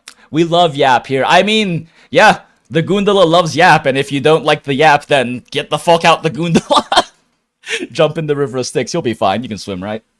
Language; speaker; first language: English; native; English